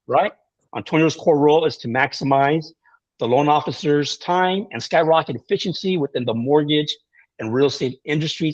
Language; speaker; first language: English; native; English